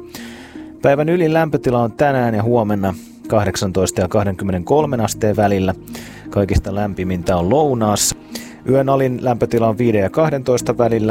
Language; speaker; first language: Finnish; native; Finnish